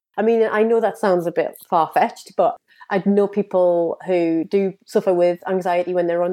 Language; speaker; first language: English; native; English